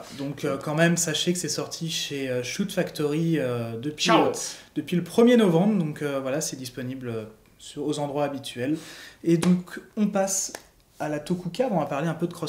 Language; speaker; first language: French; native; French